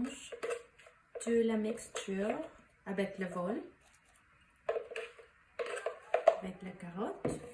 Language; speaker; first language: French; non-native, learner; Spanish